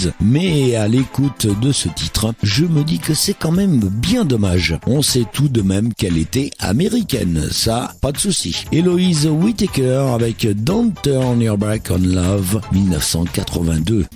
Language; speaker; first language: French; native; French